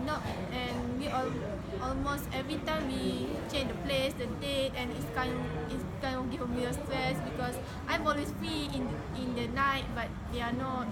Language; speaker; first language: English; non-native, local second language; Malay